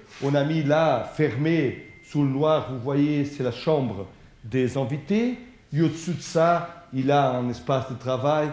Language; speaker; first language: French; non-native, fluent; Portuguese